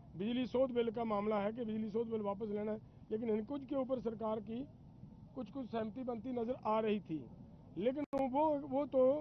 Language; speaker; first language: Hindi; non-native, local second language; Punjabi